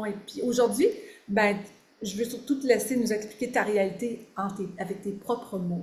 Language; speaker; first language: French; native; French